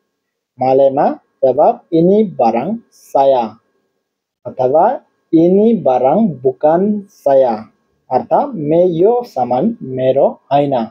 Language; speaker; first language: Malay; non-native, learner; Nepali